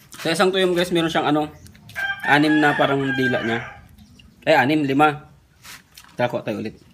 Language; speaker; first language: Filipino; native; Filipino